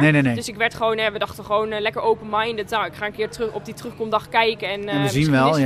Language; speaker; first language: Dutch; native; Dutch